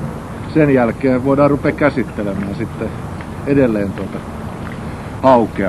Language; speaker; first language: Finnish; native; Finnish